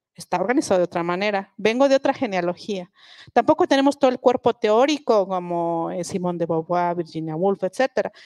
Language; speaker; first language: Spanish; non-native, local second language; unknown